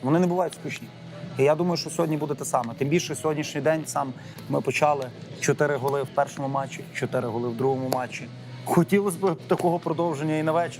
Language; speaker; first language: Ukrainian; native; Ukrainian